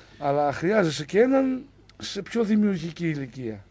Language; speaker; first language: Greek; native; Greek